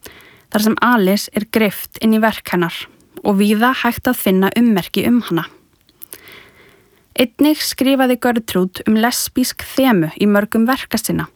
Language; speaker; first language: Icelandic; native; Icelandic